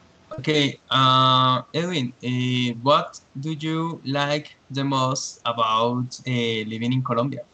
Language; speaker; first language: English; non-native, learner; Spanish